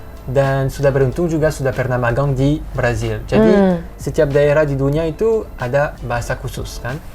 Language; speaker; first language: Indonesian; non-native, fluent; French